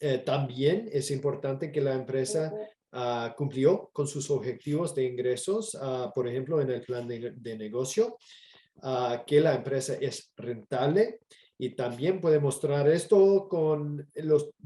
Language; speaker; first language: Spanish; non-native, fluent; English